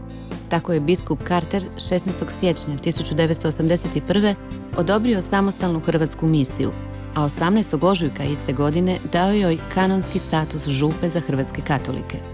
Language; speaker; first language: Croatian; native; Croatian